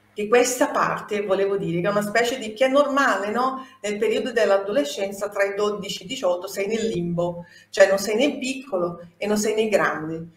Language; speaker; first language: Italian; non-native, fluent; Portuguese